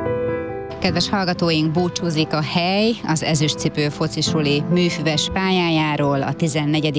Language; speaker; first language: Hungarian; native; Hungarian